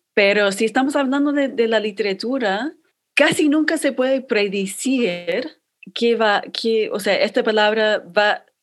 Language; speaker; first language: Spanish; non-native, fluent; English